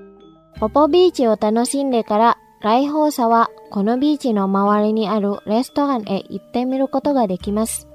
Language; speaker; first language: Japanese; non-native, fluent; Indonesian